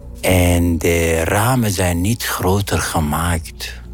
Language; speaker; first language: Dutch; non-native, fluent; Arabic